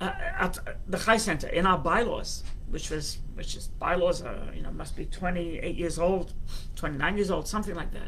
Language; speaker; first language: English; native; English